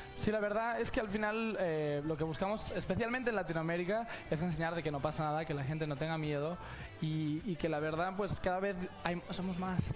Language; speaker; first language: Spanish; native; Spanish